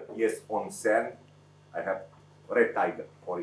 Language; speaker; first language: English; non-native, learner; Romanian